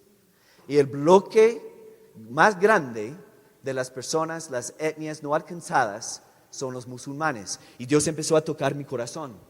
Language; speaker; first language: Spanish; non-native, fluent; English